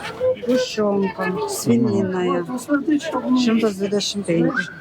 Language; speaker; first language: Russian; non-native, learner; Lithuanian